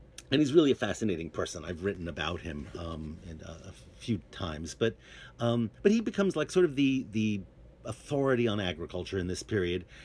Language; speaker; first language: English; native; English